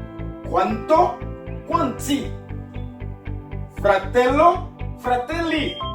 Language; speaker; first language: Italian; non-native, learner; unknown